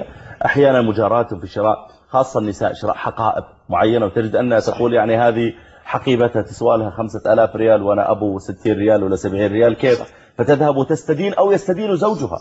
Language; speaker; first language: Arabic; native; Arabic